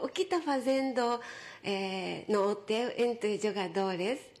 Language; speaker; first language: Portuguese; non-native, fluent; Japanese